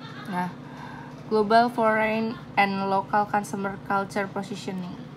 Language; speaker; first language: English; non-native, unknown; Indonesian